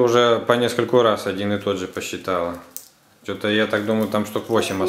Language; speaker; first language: Russian; native; Russian